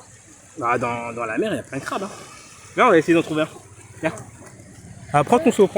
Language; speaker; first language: French; native; French